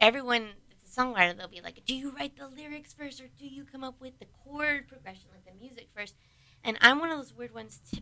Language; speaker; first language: English; native; English